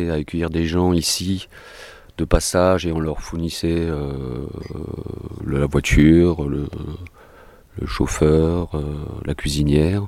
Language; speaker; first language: French; native; French